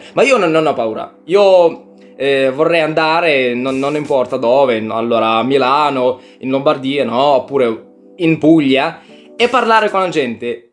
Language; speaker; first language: Italian; non-native, fluent; Russian